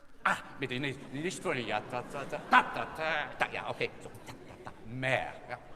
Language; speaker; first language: German; non-native, learner; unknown